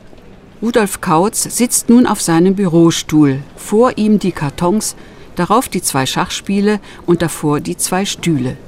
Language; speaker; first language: German; native; German